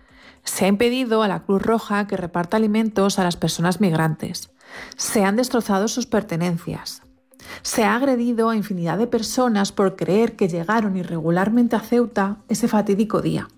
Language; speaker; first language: Spanish; native; Spanish